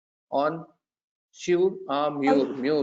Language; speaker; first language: French; non-native, learner; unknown